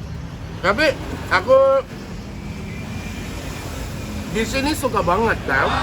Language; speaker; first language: Indonesian; non-native, fluent; Japanese